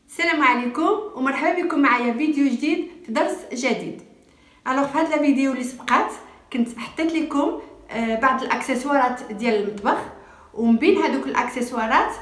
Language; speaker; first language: Arabic; native; Arabic